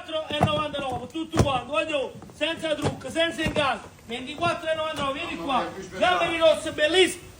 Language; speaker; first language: Italian; native; Italian